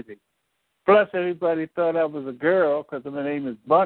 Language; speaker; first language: English; native; English